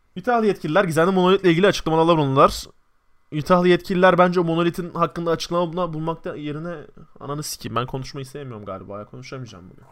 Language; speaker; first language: Turkish; native; Turkish